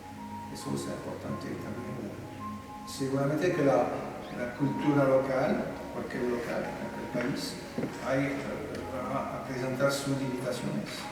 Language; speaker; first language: Spanish; non-native, fluent; French